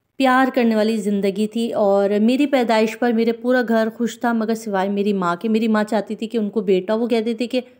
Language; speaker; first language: Urdu; non-native, local second language; Punjabi